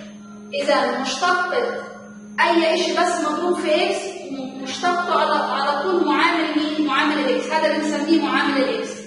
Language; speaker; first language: Arabic; native; Arabic